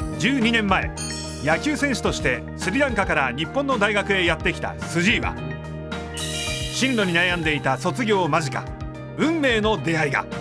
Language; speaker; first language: Japanese; native; Japanese